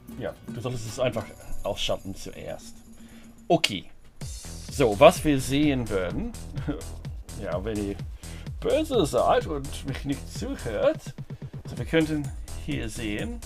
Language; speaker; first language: German; non-native, fluent; English